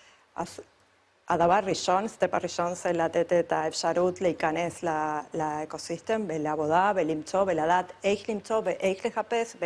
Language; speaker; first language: Hebrew; non-native, fluent; Spanish